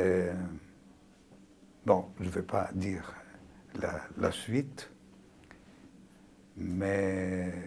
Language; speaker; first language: French; non-native, fluent; Greek